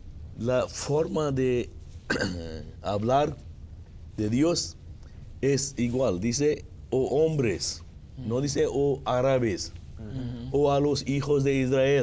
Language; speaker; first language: Spanish; non-native, fluent; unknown